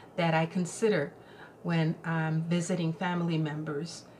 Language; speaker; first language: English; non-native, local second language; Spanish